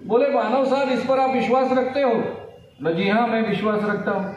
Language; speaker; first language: Hindi; non-native, local second language; Marathi